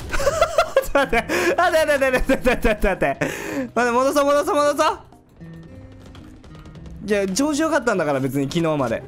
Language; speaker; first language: Japanese; native; Japanese